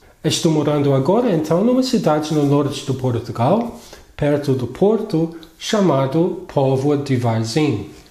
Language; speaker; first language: Portuguese; non-native, fluent; English